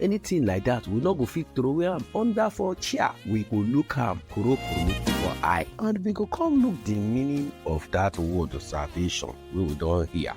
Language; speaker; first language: Nigerian Pidgin; non-native, local second language; Yoruba